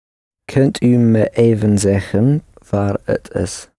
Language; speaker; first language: Dutch; non-native, learner; English